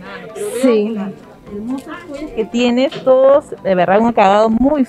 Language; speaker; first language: Spanish; native; Spanish